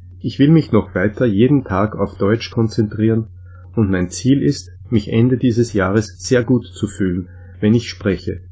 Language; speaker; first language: German; non-native, learner; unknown